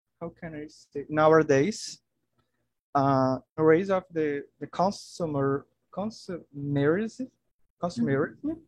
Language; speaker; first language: English; non-native, learner; Portuguese